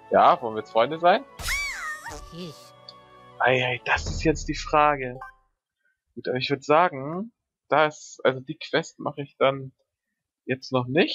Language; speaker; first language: German; native; German